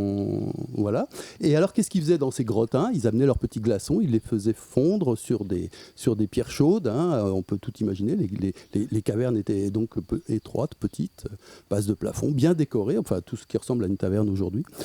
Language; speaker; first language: French; native; French